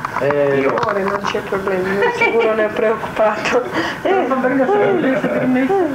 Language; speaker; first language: Italian; non-native, learner; Croatian